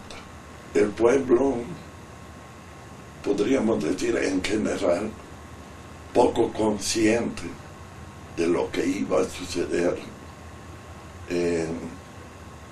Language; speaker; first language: Spanish; non-native, fluent; Italian